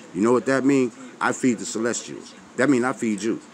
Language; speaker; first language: English; native; English